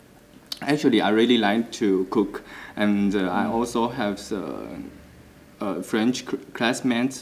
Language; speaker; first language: English; non-native, learner; Chinese